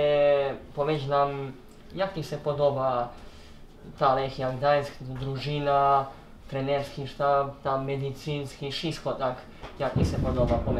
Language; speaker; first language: Polish; non-native, learner; Serbian